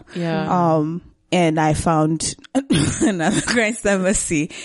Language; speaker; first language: English; non-native, local second language; Kinyarwanda